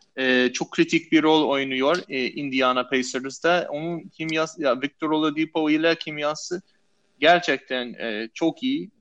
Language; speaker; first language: Turkish; non-native, fluent; English